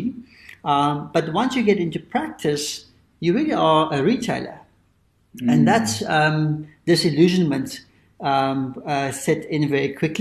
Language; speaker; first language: English; native; English